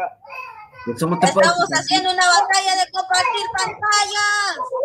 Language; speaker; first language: Spanish; native; Spanish